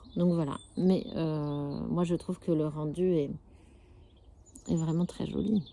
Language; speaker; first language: French; native; French